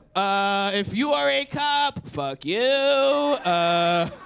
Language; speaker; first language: English; native; English